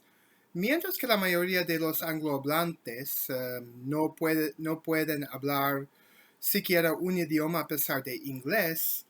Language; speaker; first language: Spanish; non-native, learner; English